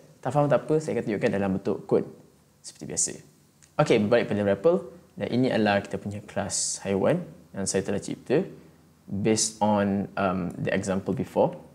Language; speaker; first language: Malay; native; Malay